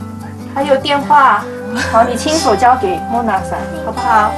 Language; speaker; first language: Chinese; native; Chinese